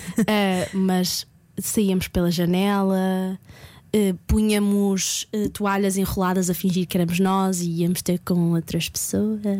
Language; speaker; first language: Portuguese; native; Portuguese